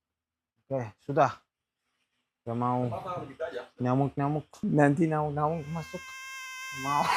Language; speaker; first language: Indonesian; non-native, learner; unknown